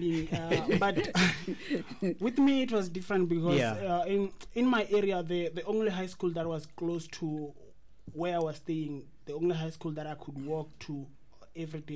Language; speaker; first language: English; non-native, local second language; Venda